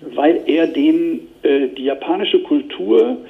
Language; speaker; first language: German; native; German